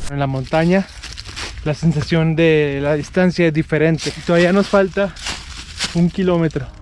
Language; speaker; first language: Spanish; native; Spanish